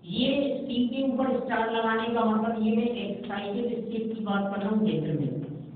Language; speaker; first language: Hindi; native; Hindi